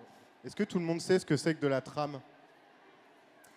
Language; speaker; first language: French; native; French